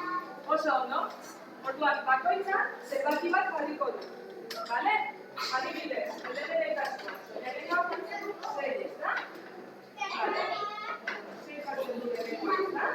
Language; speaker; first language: Basque; non-native, local second language; Spanish